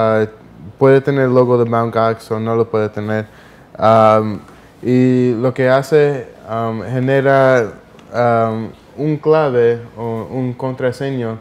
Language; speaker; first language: Spanish; early bilingual, heritage; Spanish